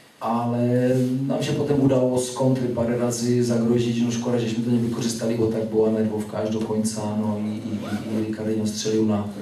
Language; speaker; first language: Polish; non-native, fluent; Czech